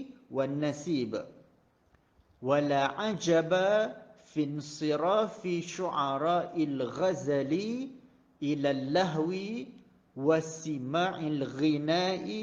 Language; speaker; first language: Arabic; non-native, fluent; Malay